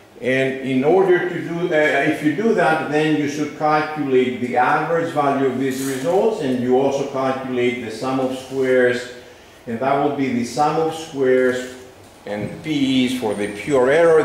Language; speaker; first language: English; non-native, fluent; Greek